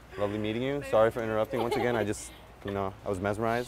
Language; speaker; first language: English; early bilingual, other home language; Spanish